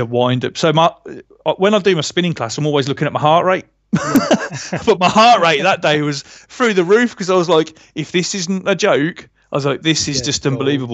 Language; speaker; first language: English; native; English